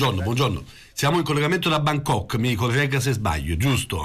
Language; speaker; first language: Italian; native; Italian